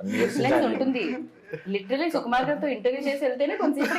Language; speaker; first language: Telugu; native; Telugu